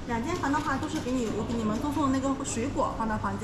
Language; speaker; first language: Chinese; native; Chinese